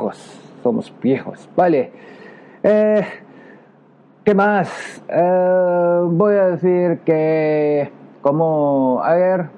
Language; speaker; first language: Spanish; non-native, learner; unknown